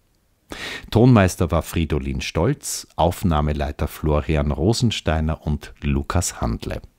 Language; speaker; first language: German; native; German